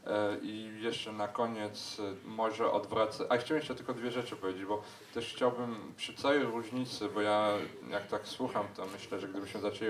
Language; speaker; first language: Polish; native; Polish